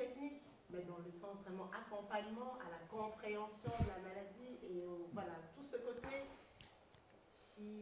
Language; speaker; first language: French; native; French